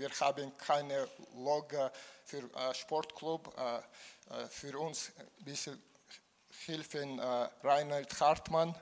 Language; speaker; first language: German; non-native, learner; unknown